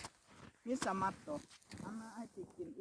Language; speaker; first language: Finnish; non-native, learner; Thai